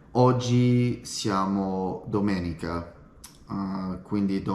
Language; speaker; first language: Italian; non-native, learner; English